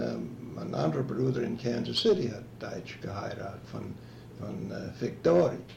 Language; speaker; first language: German; early bilingual, heritage; German